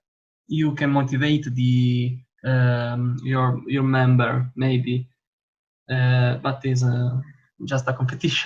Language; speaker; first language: English; non-native, learner; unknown